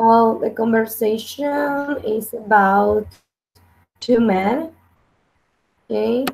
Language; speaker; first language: English; non-native, learner; Spanish